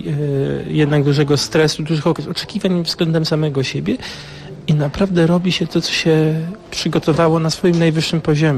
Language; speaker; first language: Polish; native; Polish